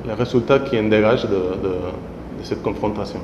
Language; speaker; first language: French; non-native, fluent; Spanish